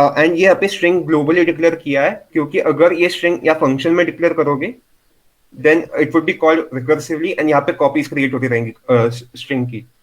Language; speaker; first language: Hindi; non-native, local second language; Marathi